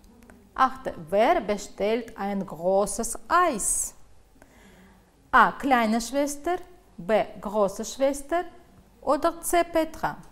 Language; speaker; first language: German; non-native, fluent; Uzbek